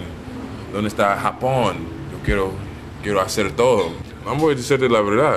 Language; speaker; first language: Spanish; non-native, learner; English